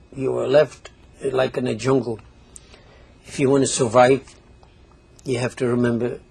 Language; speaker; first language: English; non-native, fluent; Polish